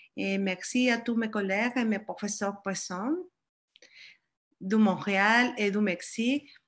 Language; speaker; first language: French; non-native, learner; Spanish